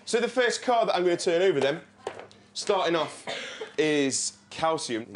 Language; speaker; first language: English; native; English